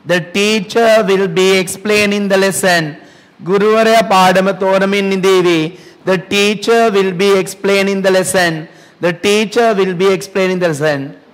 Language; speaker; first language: English; non-native, local second language; Sinhala